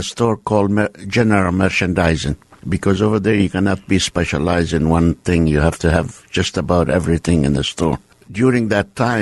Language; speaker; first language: English; non-native, fluent; Arabic